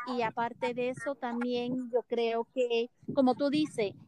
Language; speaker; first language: Spanish; early bilingual, heritage; Spanish